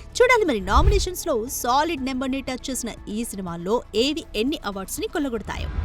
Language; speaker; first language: Telugu; native; Telugu